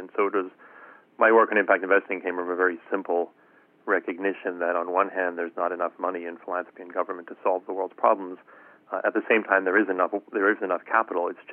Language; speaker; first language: English; native; English